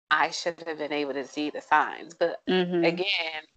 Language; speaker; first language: English; native; English